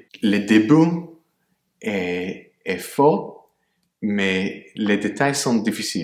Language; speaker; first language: French; non-native, fluent; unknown